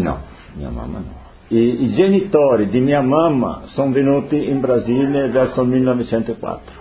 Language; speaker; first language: Italian; non-native, local second language; Friulian